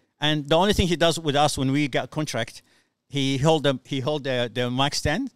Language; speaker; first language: English; non-native, fluent; Somali